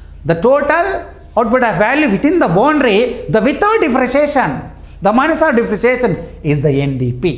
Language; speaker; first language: English; non-native, local second language; Telugu